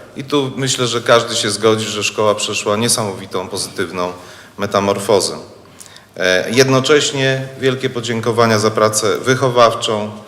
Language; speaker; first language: Polish; native; Polish